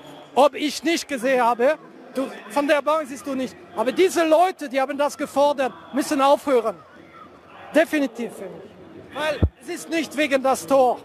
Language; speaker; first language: German; non-native, fluent; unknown